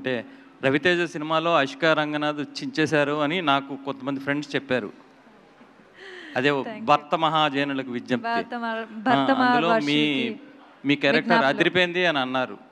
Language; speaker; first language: Telugu; native; Telugu